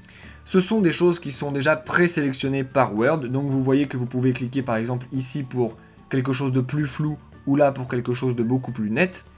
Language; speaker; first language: French; native; French